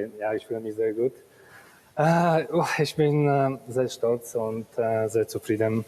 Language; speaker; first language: German; non-native, fluent; Polish